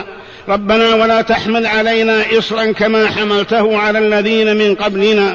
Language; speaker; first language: Arabic; native; Arabic